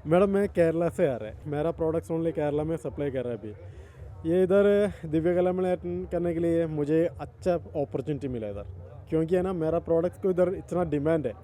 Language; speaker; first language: Hindi; non-native, local second language; Malayalam